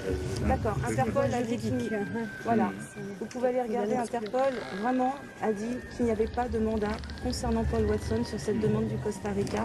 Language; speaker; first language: French; native; French